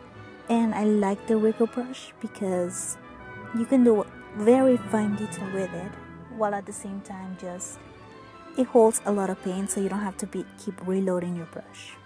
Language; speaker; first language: English; non-native, fluent; Spanish